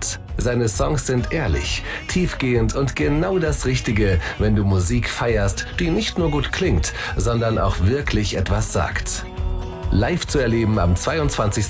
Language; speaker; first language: German; native; German